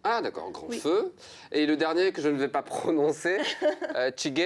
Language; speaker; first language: French; native; French